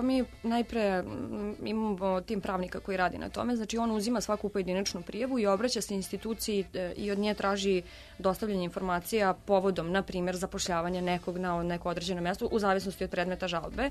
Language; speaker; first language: Serbian; native; Serbian